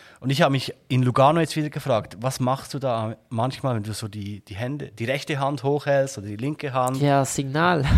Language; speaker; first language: German; native; German